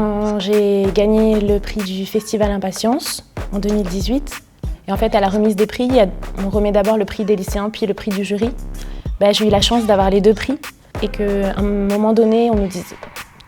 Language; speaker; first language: French; early bilingual, other home language; Arabic